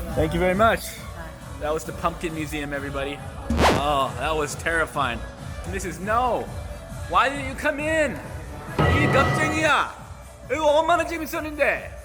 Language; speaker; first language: English; native; English